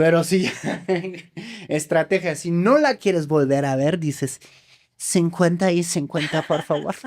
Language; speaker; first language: Spanish; non-native, fluent; German